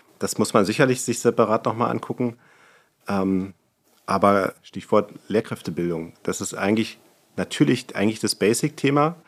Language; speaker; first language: German; native; German